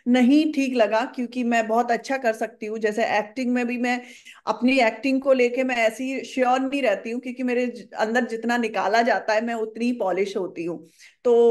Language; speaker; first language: Hindi; native; Hindi